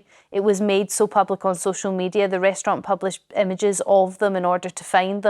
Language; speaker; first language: English; native; English